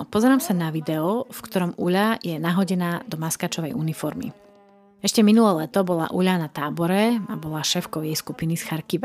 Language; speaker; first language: Slovak; native; Slovak